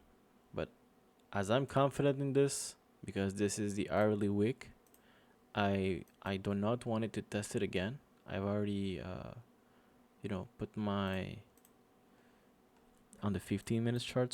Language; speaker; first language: English; non-native, fluent; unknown